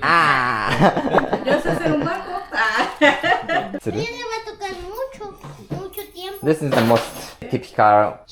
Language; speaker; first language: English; non-native, learner; Japanese